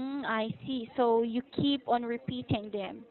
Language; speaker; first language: English; non-native, local second language; Filipino